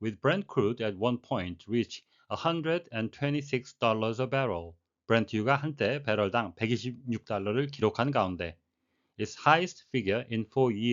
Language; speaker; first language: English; non-native, fluent; Korean